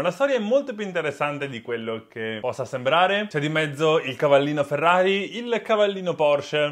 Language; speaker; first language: Italian; native; Italian